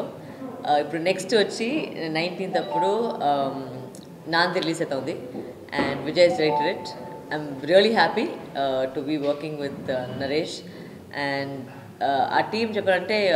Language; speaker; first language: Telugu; non-native, local second language; Tamil